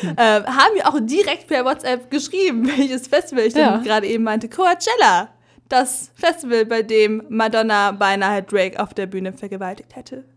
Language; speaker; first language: German; early bilingual, other home language; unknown